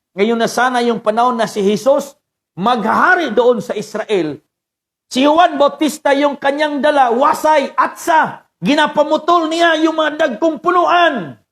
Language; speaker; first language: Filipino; non-native, local second language; Cebuano